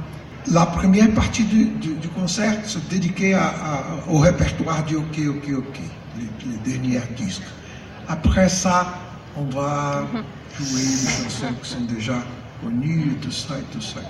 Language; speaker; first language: French; non-native, learner; Portuguese